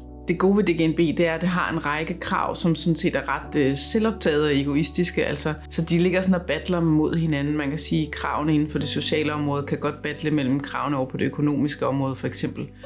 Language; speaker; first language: Danish; native; Danish